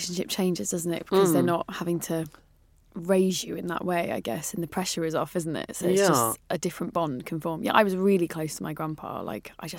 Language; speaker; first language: English; native; English